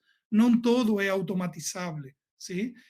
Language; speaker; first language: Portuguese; non-native, learner; Spanish